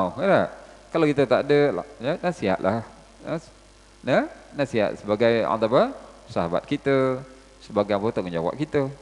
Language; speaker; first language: Malay; native; Malay